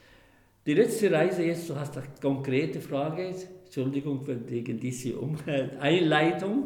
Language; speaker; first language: German; non-native, fluent; Arabic